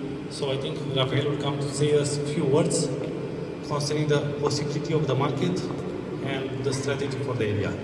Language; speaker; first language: English; non-native, fluent; Romanian